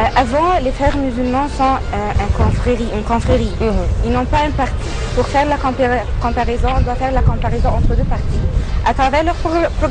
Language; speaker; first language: French; non-native, fluent; Arabic